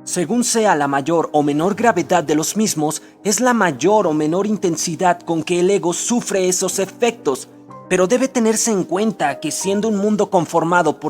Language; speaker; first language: Spanish; native; Spanish